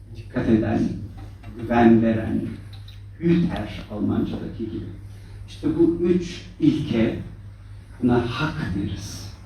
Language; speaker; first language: Turkish; native; Turkish